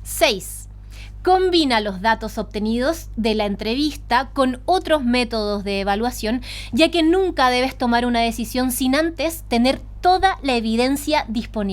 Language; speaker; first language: Spanish; native; Spanish